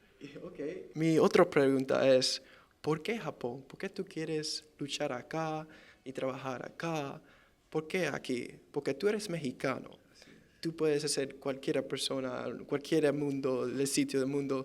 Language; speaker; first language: Spanish; early bilingual, heritage; English